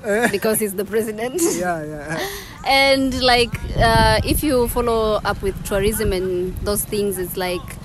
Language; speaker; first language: English; non-native, local second language; Swahili